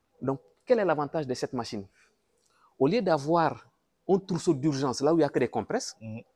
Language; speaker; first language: French; non-native, local second language; Wolof